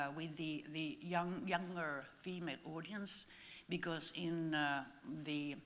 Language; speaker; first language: English; non-native, fluent; Finnish